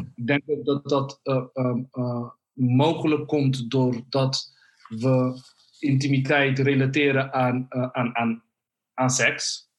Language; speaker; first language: Dutch; early bilingual, other home language; Somali